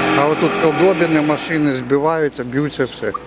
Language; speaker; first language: Ukrainian; native; Ukrainian